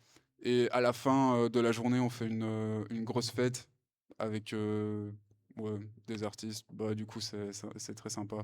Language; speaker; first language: French; native; French